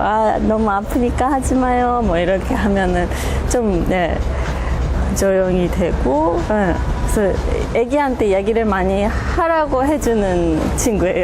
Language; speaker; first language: Korean; non-native, fluent; English